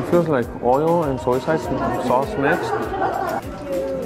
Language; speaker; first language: English; early bilingual, other home language; Spanish